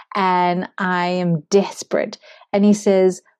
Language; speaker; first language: English; native; English